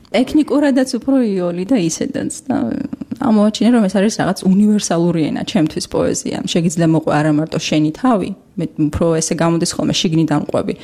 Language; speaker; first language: Georgian; native; Georgian